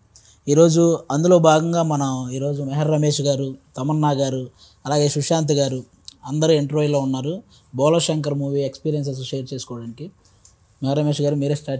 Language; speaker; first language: Telugu; native; Telugu